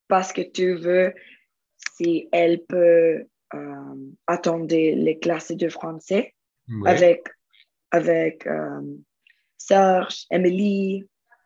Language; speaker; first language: French; non-native, learner; Spanish